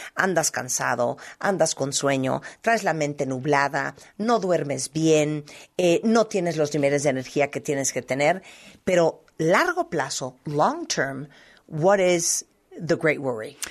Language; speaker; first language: Spanish; native; Spanish